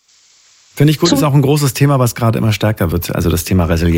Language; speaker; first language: German; native; German